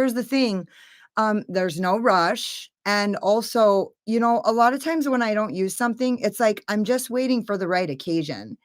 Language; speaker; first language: English; native; English